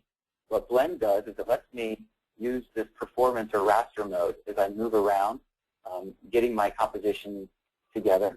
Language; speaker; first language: English; native; English